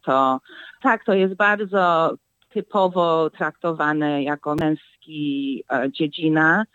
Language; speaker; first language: Polish; early bilingual, heritage; Polish